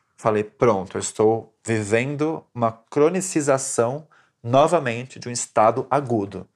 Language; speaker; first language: Portuguese; native; Portuguese